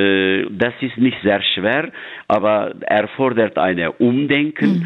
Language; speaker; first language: German; non-native, fluent; Turkish